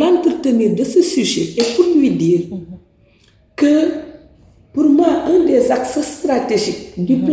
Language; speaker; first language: French; non-native, local second language; Wolof